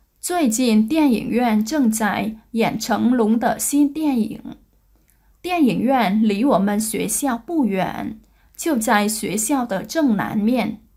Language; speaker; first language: Chinese; non-native, learner; Vietnamese